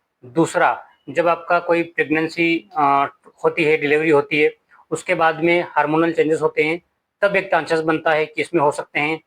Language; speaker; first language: Hindi; native; Hindi